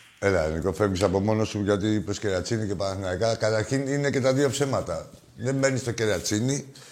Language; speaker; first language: Greek; native; Greek